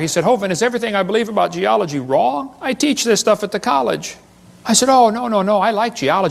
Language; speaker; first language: English; native; English